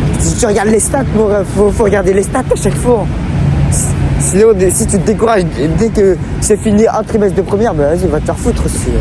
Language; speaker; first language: French; native; French